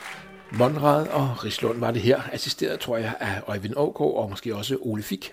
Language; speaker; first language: Danish; native; Danish